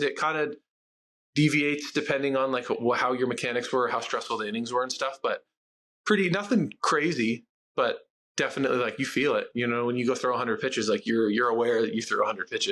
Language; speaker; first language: English; native; English